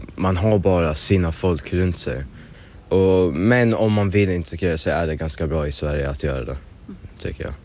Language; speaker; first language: Swedish; early bilingual, other home language; Arabic